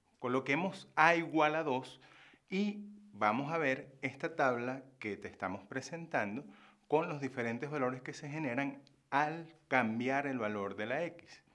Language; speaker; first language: Spanish; native; Spanish